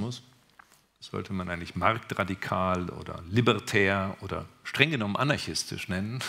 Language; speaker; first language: German; native; German